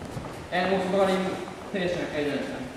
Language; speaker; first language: Hungarian; non-native, learner; Japanese